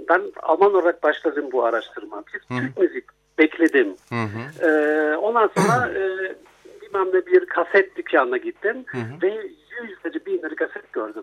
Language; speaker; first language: Turkish; non-native, fluent; German